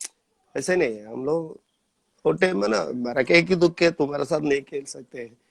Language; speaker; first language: Hindi; non-native, local second language; Malayalam